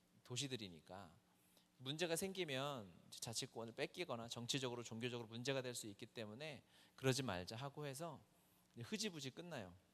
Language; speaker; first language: Korean; native; Korean